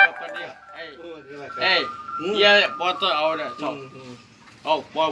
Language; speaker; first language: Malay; non-native, local second language; Sundanese